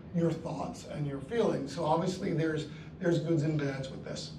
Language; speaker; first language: English; native; English